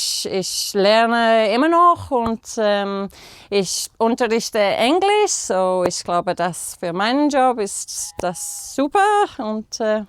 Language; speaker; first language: German; non-native, learner; English